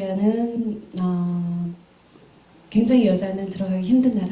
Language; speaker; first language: Korean; native; Korean